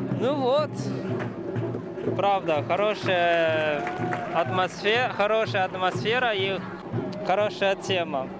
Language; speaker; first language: Russian; non-native, fluent; Chinese